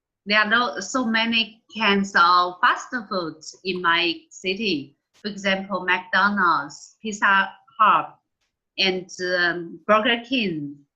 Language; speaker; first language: English; non-native, learner; Chinese